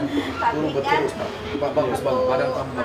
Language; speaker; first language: Indonesian; non-native, fluent; English